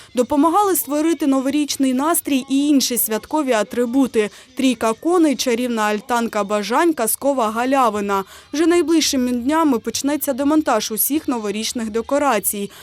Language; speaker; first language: Ukrainian; native; Ukrainian